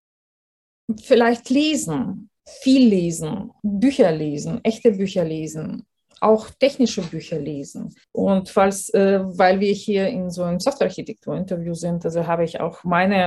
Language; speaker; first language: German; non-native, fluent; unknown